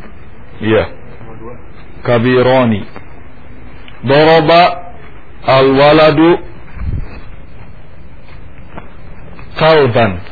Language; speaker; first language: Arabic; non-native, learner; Indonesian